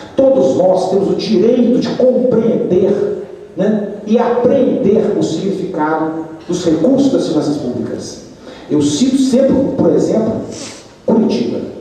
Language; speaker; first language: Portuguese; native; Portuguese